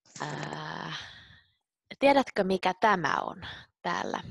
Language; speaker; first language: Finnish; native; Finnish